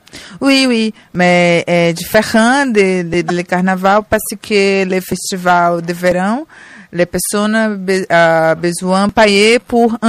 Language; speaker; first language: French; non-native, learner; Portuguese